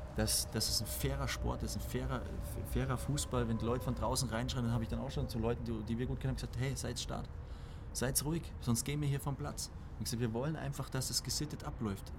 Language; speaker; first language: German; native; German